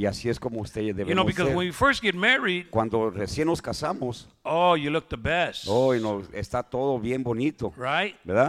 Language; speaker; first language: Spanish; early bilingual, heritage; English